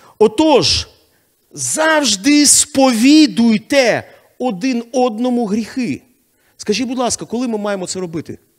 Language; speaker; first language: Ukrainian; non-native, local second language; Russian